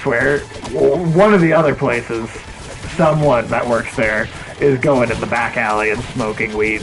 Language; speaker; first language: English; native; English